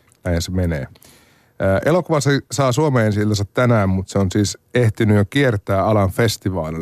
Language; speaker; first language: Finnish; native; Finnish